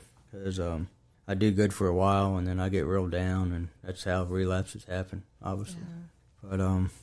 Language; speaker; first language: English; native; English